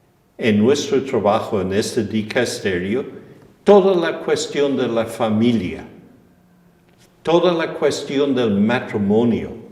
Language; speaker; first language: Spanish; non-native, fluent; English